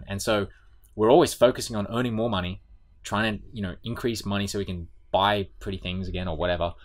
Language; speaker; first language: English; native; English